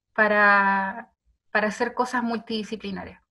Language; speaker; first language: Spanish; native; Spanish